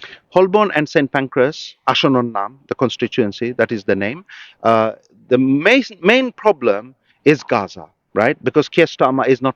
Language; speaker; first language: English; early bilingual, other home language; Bangla